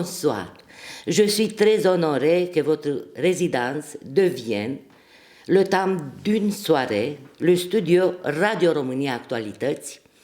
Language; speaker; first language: French; non-native, fluent; Romanian